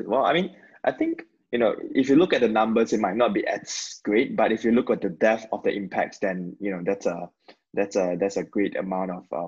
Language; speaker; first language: English; non-native, local second language; Chinese